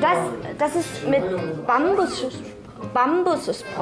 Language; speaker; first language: German; early bilingual, other home language; Korean